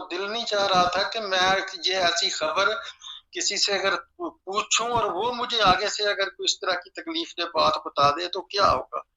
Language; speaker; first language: Urdu; non-native, local second language; Punjabi